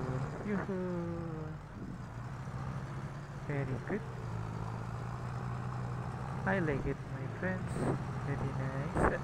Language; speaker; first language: English; non-native, learner; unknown